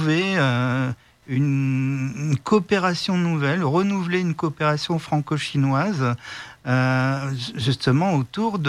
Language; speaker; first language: French; native; French